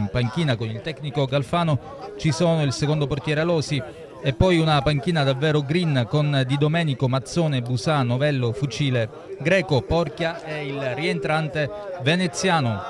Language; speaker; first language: Italian; native; Italian